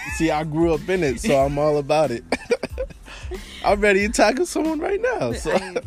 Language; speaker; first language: English; early bilingual, other home language; Haitian Creole